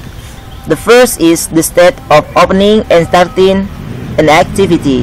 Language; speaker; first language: English; non-native, learner; Indonesian